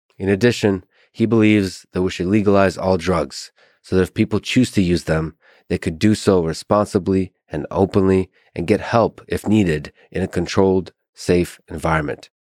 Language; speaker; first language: English; early bilingual, other home language; Russian